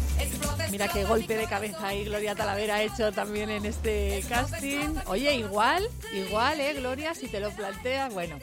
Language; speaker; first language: Spanish; native; Spanish